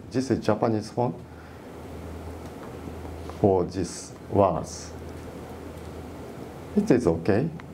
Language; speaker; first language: English; non-native, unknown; Japanese